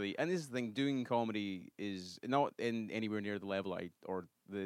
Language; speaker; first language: English; native; English